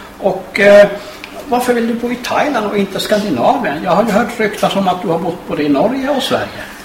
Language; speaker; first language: Swedish; native; Swedish